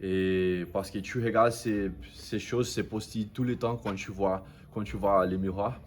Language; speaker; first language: French; non-native, learner; Portuguese